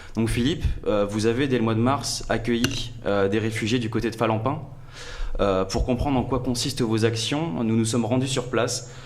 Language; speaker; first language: French; native; French